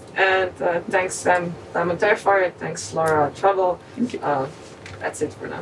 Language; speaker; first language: English; non-native, fluent; Slovenian